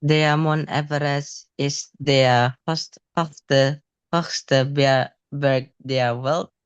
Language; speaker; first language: German; non-native, learner; Indonesian